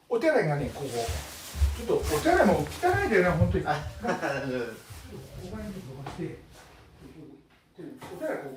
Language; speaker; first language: Japanese; native; Japanese